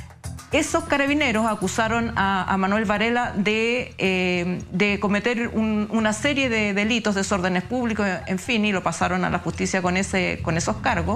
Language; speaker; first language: Spanish; native; Spanish